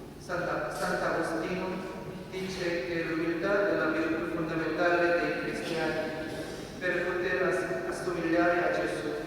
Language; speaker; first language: Italian; non-native, fluent; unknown